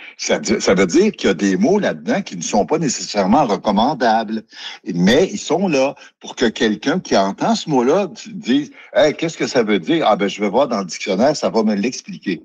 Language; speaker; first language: French; native; French